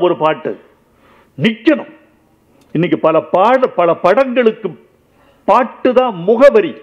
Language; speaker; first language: Tamil; native; Tamil